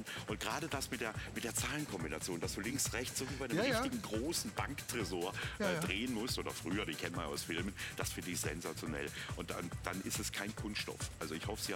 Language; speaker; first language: German; native; German